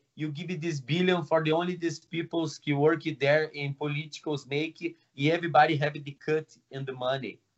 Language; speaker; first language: English; non-native, learner; Portuguese